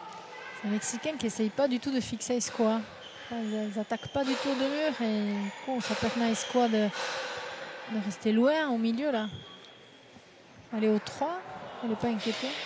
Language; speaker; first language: French; native; French